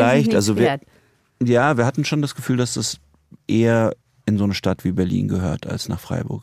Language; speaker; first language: German; native; German